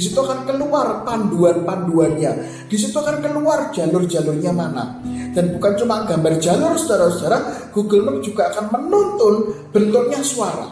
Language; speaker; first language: Indonesian; native; Indonesian